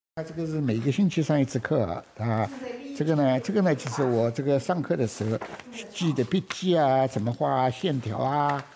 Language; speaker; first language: Chinese; native; Chinese